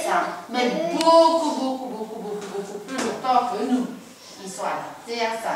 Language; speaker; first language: French; native; French